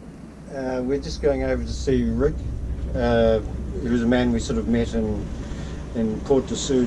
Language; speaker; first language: English; native; English